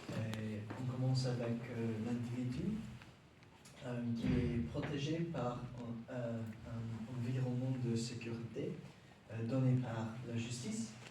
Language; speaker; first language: French; non-native, learner; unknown